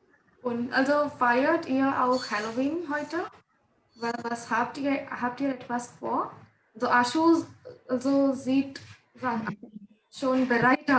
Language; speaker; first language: German; non-native, learner; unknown